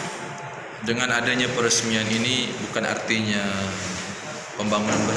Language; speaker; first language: Indonesian; native; Indonesian